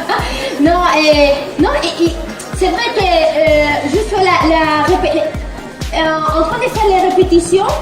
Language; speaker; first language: French; non-native, fluent; Spanish